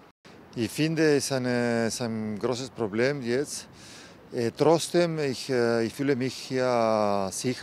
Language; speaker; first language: German; non-native, fluent; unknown